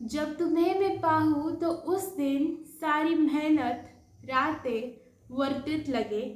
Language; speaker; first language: Hindi; non-native, local second language; Marathi